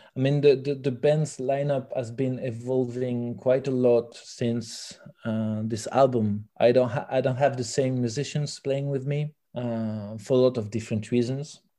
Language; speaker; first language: English; non-native, fluent; French